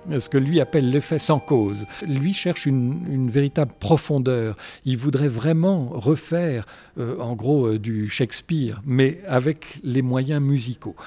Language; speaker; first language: French; native; French